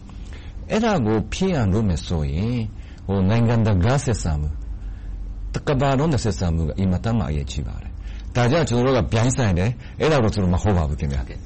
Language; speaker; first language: Burmese; non-native, fluent; Japanese